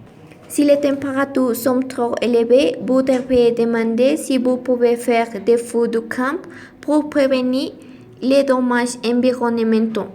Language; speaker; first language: French; non-native, learner; Spanish